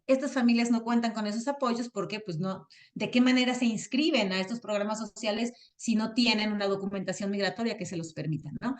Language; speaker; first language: Spanish; native; Spanish